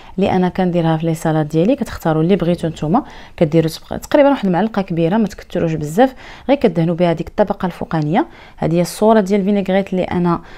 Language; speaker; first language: Arabic; native; Arabic